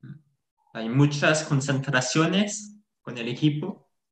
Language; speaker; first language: Spanish; non-native, fluent; French